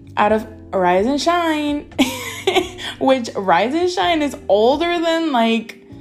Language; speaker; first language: English; early bilingual, other home language; Spanish